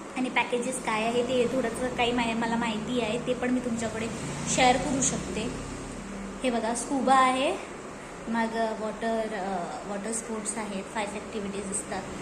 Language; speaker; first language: Marathi; non-native, local second language; Konkani